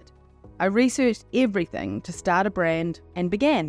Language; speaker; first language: English; native; English